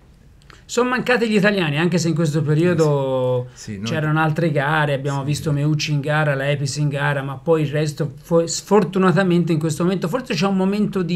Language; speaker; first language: Italian; native; Italian